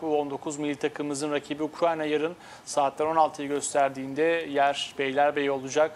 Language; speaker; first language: Turkish; native; Turkish